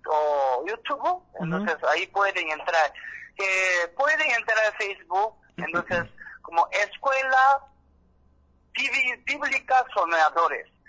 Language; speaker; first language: Spanish; non-native, learner; Korean